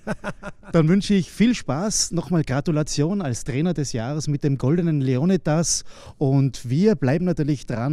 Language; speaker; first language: German; native; German